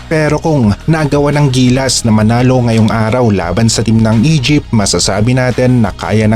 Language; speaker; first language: Filipino; native; Filipino